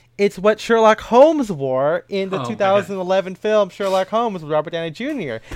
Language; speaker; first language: English; early bilingual, other home language; Filipino